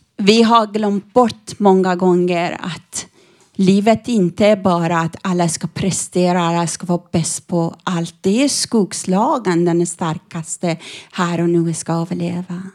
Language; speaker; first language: Swedish; non-native, fluent; Persian